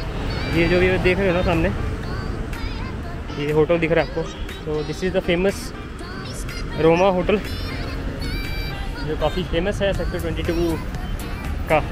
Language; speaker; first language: Hindi; native; Hindi